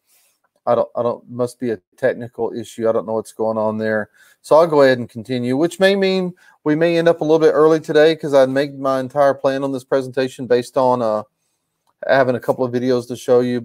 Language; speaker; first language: English; native; English